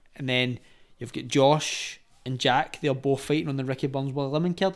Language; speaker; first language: English; native; English